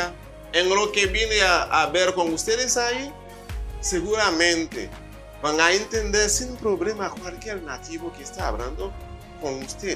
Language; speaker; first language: Spanish; non-native, fluent; Haitian Creole